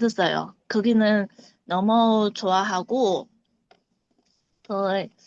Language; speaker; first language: Korean; non-native, learner; Chinese